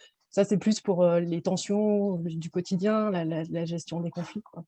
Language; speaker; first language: French; native; French